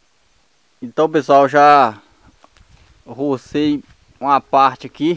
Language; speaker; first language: Portuguese; native; Portuguese